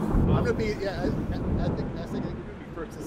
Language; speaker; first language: English; native; English